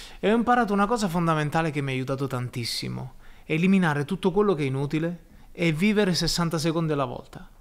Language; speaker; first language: Italian; native; Italian